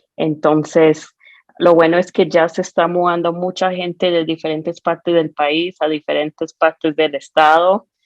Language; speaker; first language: Spanish; early bilingual, heritage; Spanish